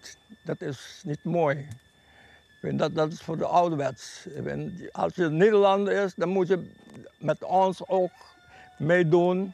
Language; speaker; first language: Dutch; non-native, local second language; Papiamento